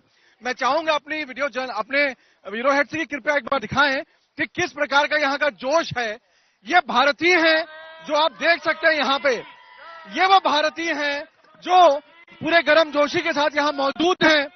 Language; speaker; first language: Hindi; native; Hindi